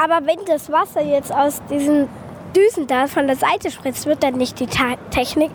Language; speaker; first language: German; native; German